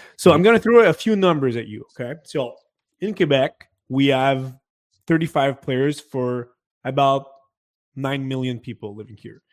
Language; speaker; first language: English; non-native, fluent; French